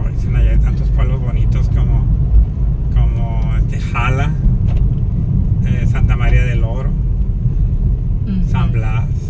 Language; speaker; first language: Spanish; native; Spanish